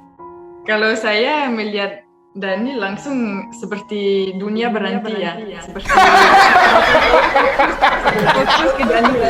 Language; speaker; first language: Indonesian; non-native, fluent; French